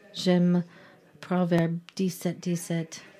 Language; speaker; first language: French; non-native, learner; English